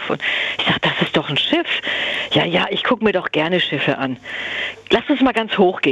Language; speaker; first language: German; native; German